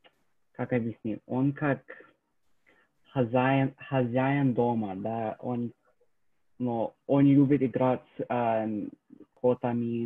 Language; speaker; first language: Russian; non-native, learner; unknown